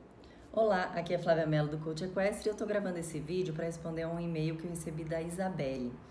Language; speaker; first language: Portuguese; native; Portuguese